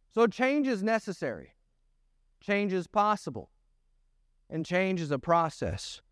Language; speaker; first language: English; native; English